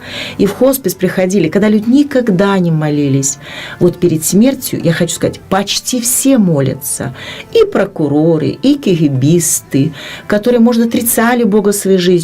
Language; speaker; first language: Russian; native; Russian